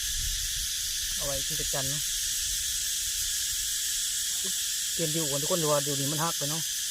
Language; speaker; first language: Thai; non-native, local second language; Northeastern Thai